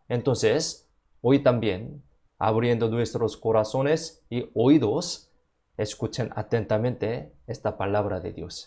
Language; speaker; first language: Spanish; non-native, fluent; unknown